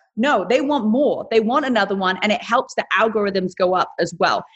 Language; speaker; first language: English; native; English